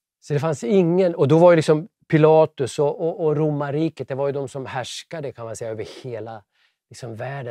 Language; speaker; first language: Swedish; native; Swedish